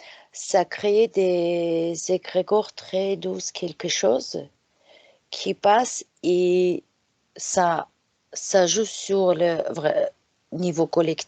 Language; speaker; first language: French; non-native, fluent; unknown